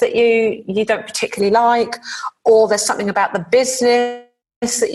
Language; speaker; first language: English; native; English